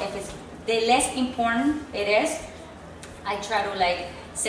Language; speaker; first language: English; non-native, fluent; Spanish